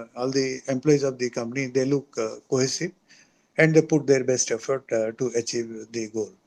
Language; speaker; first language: English; non-native, local second language; Odia